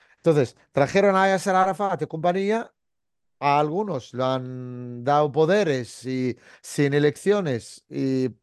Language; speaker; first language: Spanish; non-native, fluent; Arabic